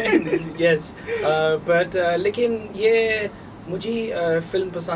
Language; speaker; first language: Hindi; non-native, learner; English